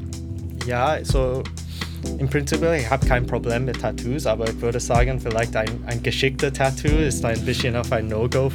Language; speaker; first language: German; non-native, learner; English